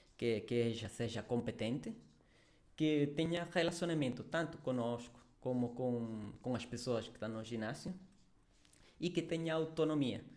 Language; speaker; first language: Portuguese; non-native, fluent; Spanish